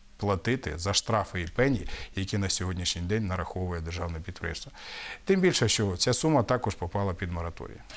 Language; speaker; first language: Ukrainian; native; Ukrainian